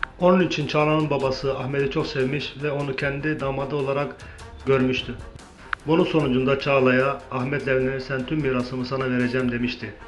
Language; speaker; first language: Turkish; native; Turkish